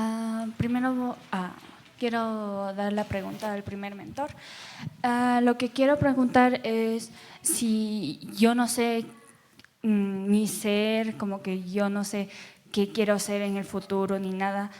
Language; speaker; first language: Spanish; early bilingual, other home language; Korean